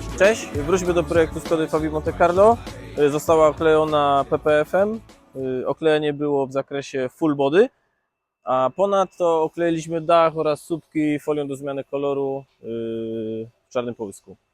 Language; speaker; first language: Polish; native; Polish